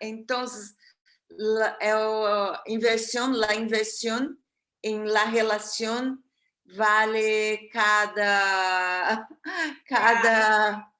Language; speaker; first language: Spanish; non-native, fluent; Portuguese